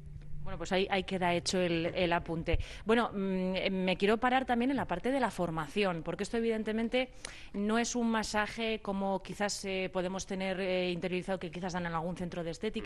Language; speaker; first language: Spanish; native; Spanish